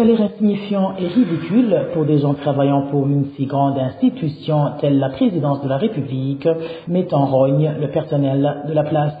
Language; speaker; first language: French; non-native, local second language; Rundi